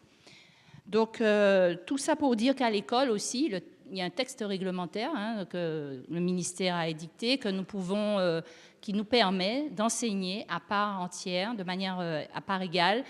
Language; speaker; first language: French; native; French